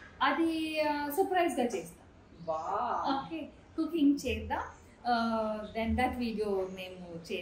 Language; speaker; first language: Telugu; non-native, learner; Kannada